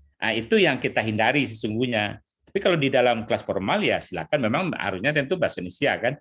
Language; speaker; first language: Indonesian; non-native, local second language; Minangkabau